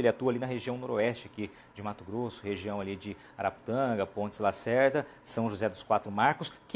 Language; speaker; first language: Portuguese; native; Portuguese